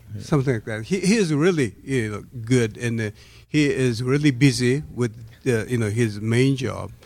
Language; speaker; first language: English; non-native, learner; Japanese